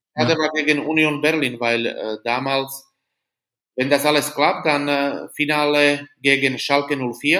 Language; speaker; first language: German; non-native, fluent; Slovak